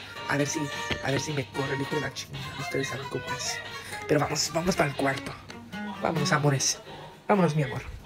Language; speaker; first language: Spanish; early bilingual, heritage; Spanish